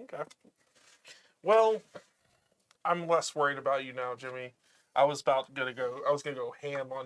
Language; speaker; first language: English; native; English